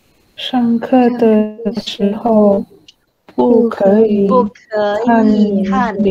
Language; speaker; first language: Chinese; non-native, learner; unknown